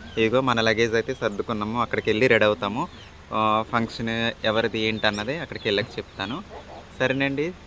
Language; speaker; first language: Telugu; native; Telugu